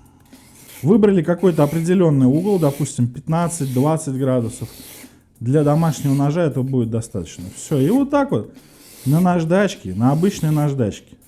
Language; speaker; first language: Russian; native; Russian